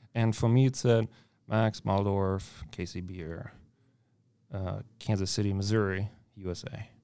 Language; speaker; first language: English; non-native, fluent; German